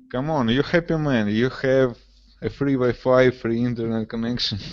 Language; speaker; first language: English; non-native, learner; Russian